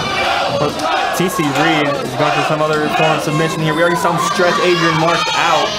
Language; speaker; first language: English; native; English